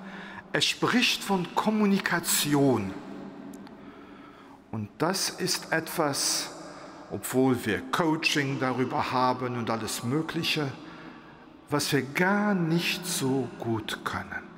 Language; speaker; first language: German; non-native, local second language; Luxembourgish